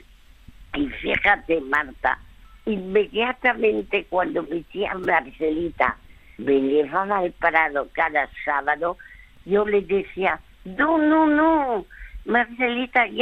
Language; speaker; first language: Spanish; early bilingual, other home language; French